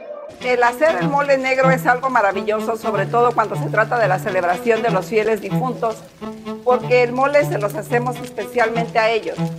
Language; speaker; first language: Spanish; native; Spanish